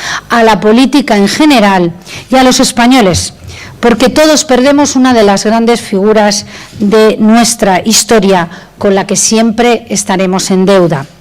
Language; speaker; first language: Spanish; native; Spanish